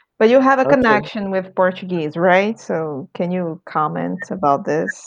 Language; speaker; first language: English; non-native, fluent; Portuguese